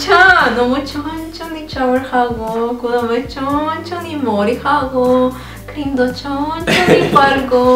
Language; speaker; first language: Korean; non-native, learner; Spanish